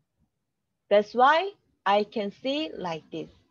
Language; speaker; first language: English; non-native, learner; Korean